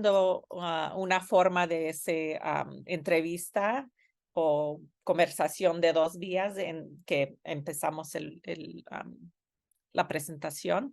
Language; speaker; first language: Spanish; non-native, fluent; English